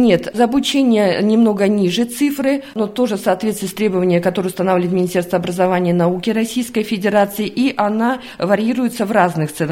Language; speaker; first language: Russian; native; Russian